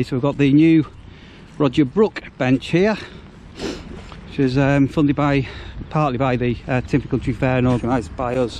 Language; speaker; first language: English; native; English